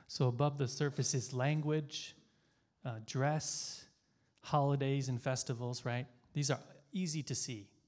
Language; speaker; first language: English; native; English